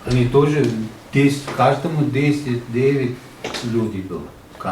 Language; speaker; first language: Russian; non-native, learner; Uzbek